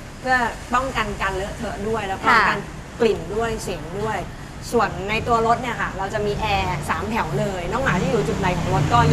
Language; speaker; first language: Thai; native; Thai